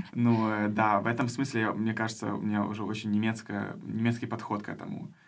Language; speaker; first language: Russian; early bilingual, heritage; Russian